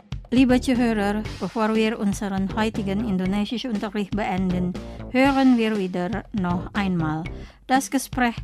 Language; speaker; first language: German; non-native, fluent; Indonesian